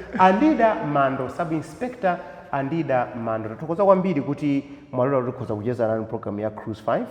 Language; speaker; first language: Nyanja; native; Nyanja